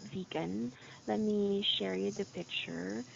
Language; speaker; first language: English; non-native, fluent; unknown